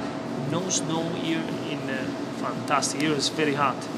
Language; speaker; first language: English; non-native, fluent; Italian